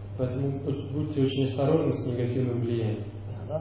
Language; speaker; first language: Russian; native; Russian